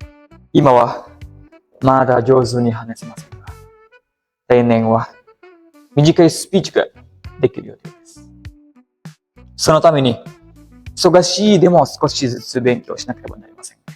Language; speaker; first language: Japanese; non-native, learner; Indonesian